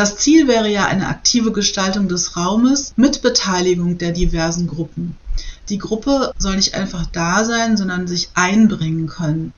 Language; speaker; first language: German; native; German